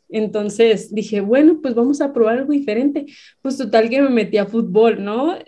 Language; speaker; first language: Spanish; native; Spanish